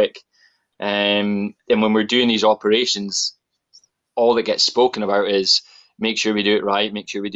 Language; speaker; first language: English; native; English